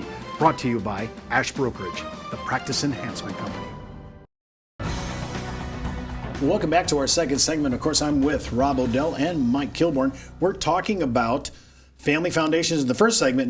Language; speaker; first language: English; native; English